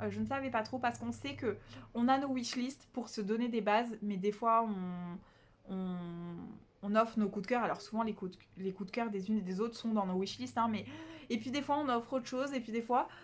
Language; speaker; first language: French; native; French